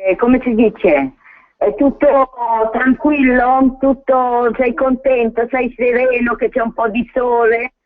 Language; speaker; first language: Italian; native; Italian